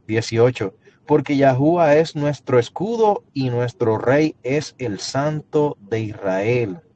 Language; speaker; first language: Spanish; native; Spanish